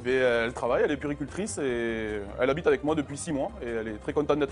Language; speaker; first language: French; native; French